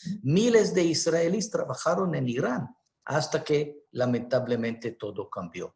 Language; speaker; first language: Spanish; non-native, fluent; Hebrew